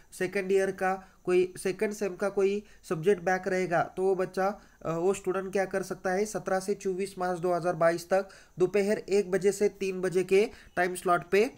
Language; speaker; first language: Hindi; non-native, local second language; Marathi